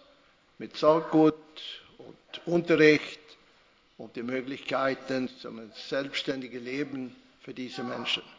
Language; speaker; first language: German; non-native, fluent; Swedish